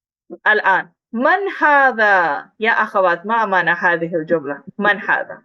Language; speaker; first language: Arabic; non-native, fluent; Urdu